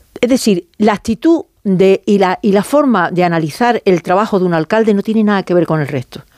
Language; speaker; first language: Spanish; native; Spanish